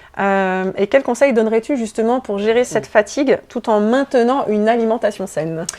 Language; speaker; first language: French; native; French